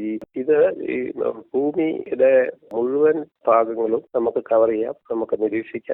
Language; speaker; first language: Malayalam; native; Malayalam